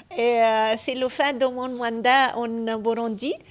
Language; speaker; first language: French; non-native, fluent; Arabic